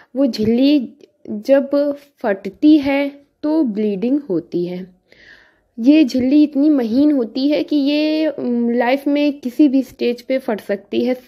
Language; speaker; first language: Hindi; native; Hindi